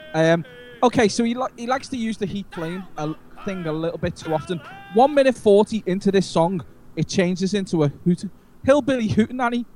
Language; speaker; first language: English; native; English